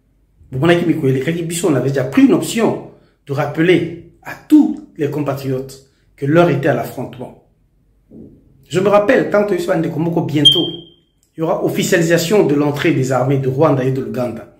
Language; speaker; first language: French; non-native, local second language; Lingala